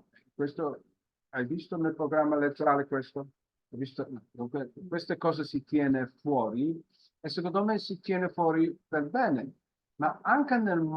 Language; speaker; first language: Italian; non-native, fluent; Polish